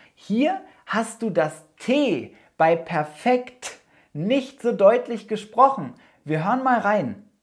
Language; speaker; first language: German; native; German